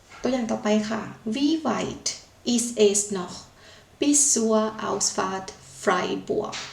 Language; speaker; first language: German; non-native, learner; Thai